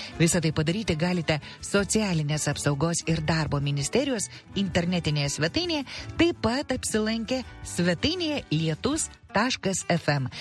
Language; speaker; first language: Lithuanian; native; Lithuanian